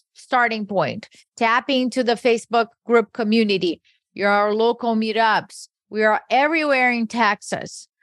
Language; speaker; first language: English; early bilingual, other home language; Portuguese